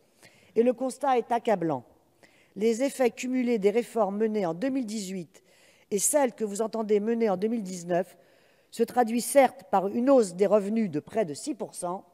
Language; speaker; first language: French; native; French